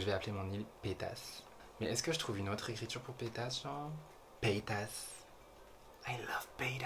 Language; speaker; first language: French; native; French